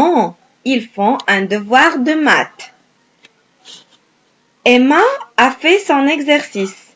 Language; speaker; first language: French; non-native, fluent; Arabic